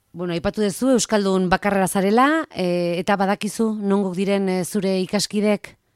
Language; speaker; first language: Basque; native; Basque